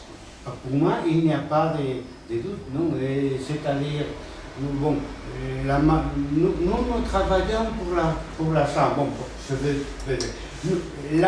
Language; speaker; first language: French; non-native, fluent; Spanish